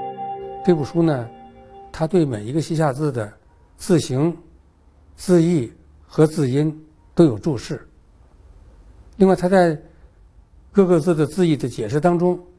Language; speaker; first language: Chinese; native; Chinese